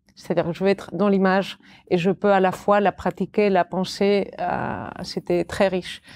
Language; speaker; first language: French; non-native, fluent; Catalan